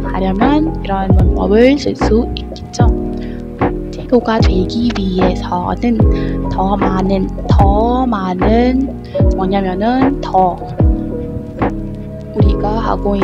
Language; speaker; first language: Korean; non-native, learner; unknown